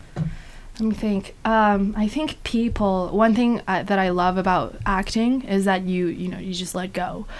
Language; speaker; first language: English; non-native, fluent; Chinese